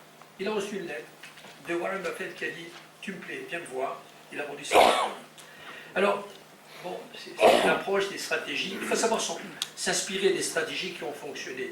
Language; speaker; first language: French; native; French